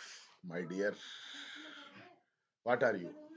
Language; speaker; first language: English; non-native, fluent; Hindi